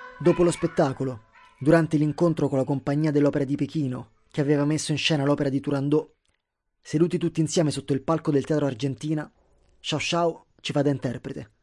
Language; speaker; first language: Italian; native; Italian